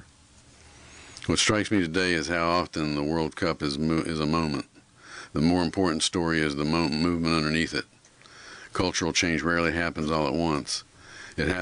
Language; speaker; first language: English; native; English